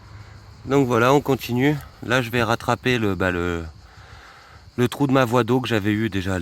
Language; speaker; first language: French; native; French